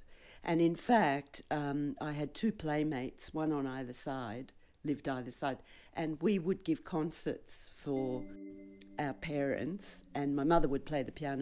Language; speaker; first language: English; native; English